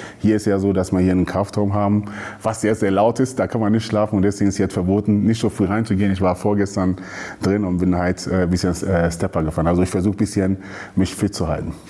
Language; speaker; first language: German; early bilingual, other home language; Akan